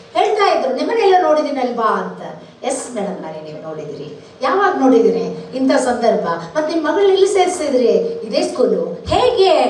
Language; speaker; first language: Kannada; non-native, local second language; Telugu